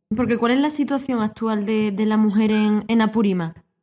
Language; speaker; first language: Spanish; native; Spanish